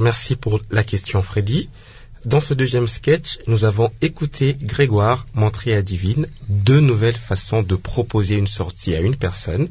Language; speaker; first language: French; non-native, local second language; Lingala